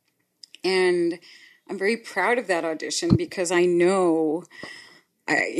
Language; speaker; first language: English; non-native, fluent; Spanish